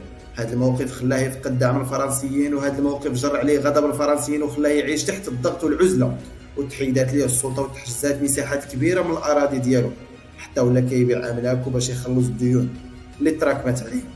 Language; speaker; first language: Arabic; native; Arabic